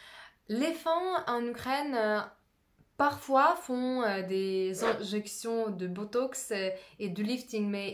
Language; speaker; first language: French; non-native, fluent; Russian